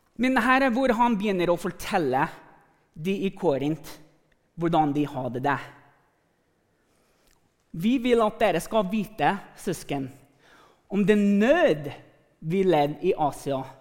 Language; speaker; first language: Norwegian; non-native, fluent; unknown